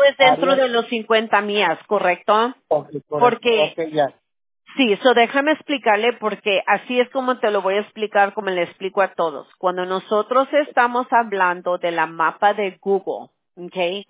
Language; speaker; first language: Spanish; early bilingual, heritage; Spanish